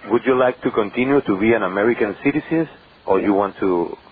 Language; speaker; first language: English; non-native, learner; Spanish